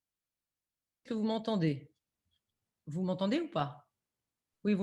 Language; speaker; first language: French; native; French